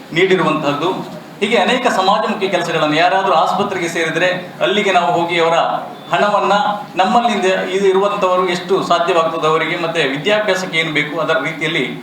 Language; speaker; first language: Kannada; native; Kannada